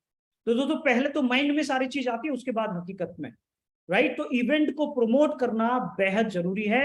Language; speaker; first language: Hindi; native; Hindi